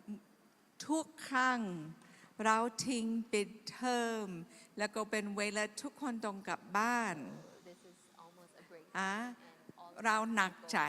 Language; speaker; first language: Thai; non-native, fluent; English